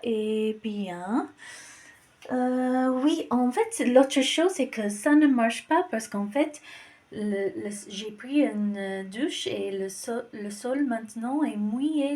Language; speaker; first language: French; non-native, fluent; English